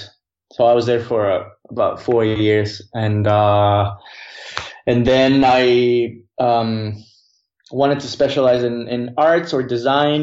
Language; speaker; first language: English; non-native, fluent; Spanish